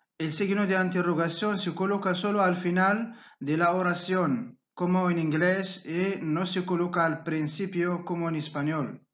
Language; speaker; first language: Spanish; non-native, fluent; Arabic